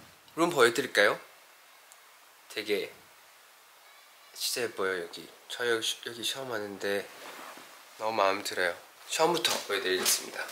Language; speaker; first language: Korean; non-native, fluent; Thai